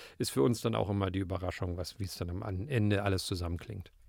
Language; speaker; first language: German; native; German